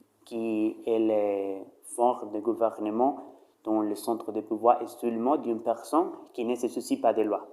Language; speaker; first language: French; non-native, learner; Spanish